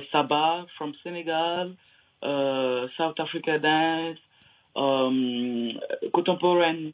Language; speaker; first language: English; non-native, learner; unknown